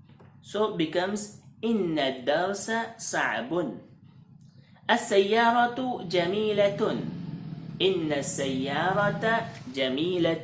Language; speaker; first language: Arabic; non-native, fluent; Urdu